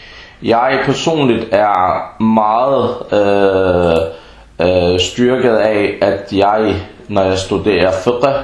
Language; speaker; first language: Danish; early bilingual, other home language; Arabic